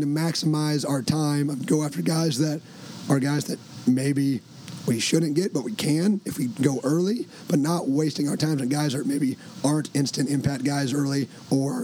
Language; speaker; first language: English; native; English